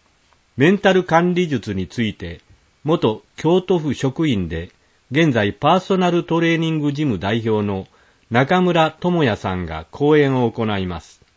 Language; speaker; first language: Japanese; native; Japanese